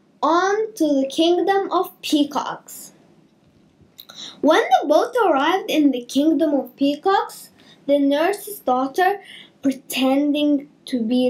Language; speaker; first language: English; native; English